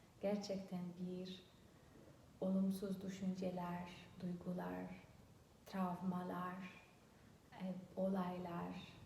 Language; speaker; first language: Turkish; non-native, fluent; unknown